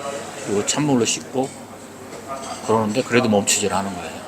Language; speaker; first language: Korean; native; Korean